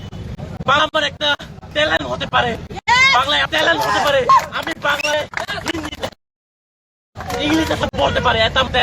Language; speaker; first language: Bangla; non-native, local second language; Kok Borok